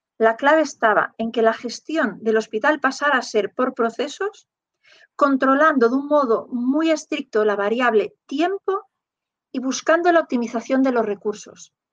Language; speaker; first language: Spanish; native; Spanish